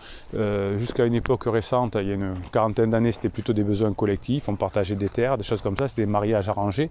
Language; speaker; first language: French; native; French